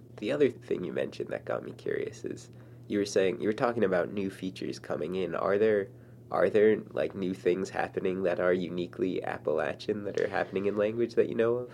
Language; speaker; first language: English; native; English